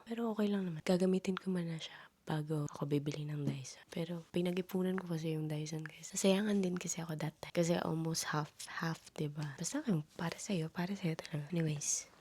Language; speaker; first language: Filipino; non-native, local second language; Cebuano